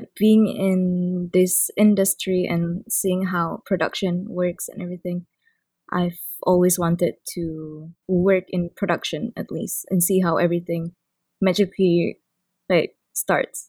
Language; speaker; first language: English; non-native, local second language; Malay